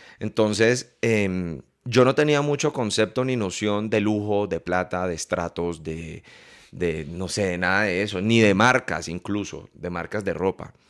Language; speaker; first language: Spanish; early bilingual, heritage; English